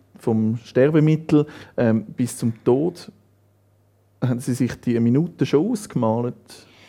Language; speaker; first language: German; native; German